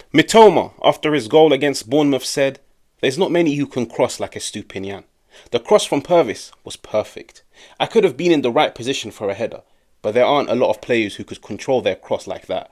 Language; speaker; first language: English; native; English